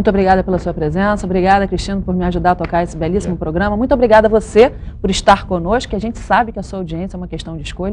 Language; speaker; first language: Portuguese; native; Portuguese